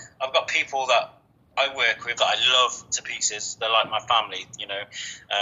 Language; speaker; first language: English; native; English